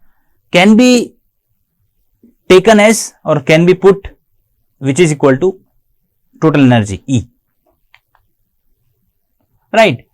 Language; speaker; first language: English; non-native, local second language; Hindi